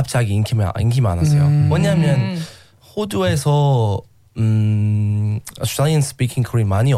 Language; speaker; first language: Korean; non-native, learner; English